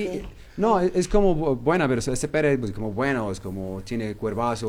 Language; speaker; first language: Spanish; non-native, learner; Arabic